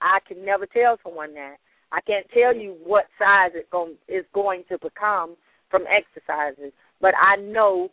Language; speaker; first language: English; native; English